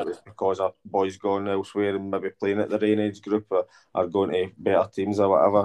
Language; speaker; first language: English; native; English